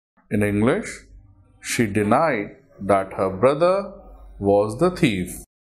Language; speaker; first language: English; non-native, local second language; Hindi